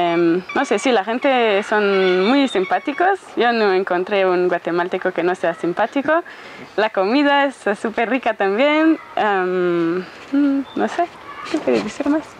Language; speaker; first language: Spanish; non-native, fluent; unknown